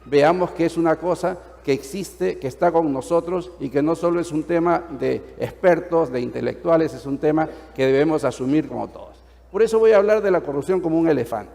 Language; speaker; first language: Spanish; native; Spanish